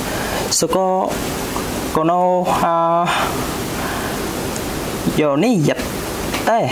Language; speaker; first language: Japanese; non-native, learner; Vietnamese